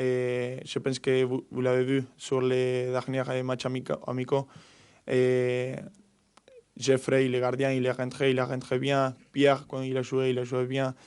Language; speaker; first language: French; non-native, fluent; Spanish